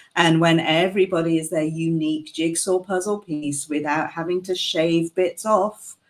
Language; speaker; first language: English; native; English